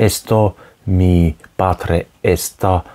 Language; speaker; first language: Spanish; non-native, learner; Finnish